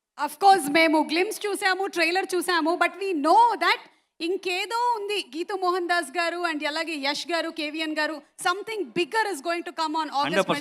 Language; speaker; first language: Telugu; native; Telugu